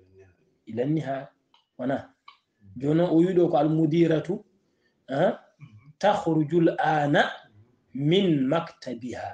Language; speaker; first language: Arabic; non-native, fluent; Fula